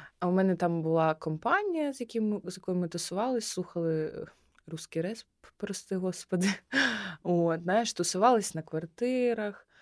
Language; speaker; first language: Ukrainian; non-native, local second language; Russian